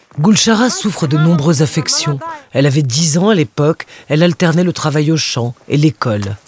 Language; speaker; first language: French; native; French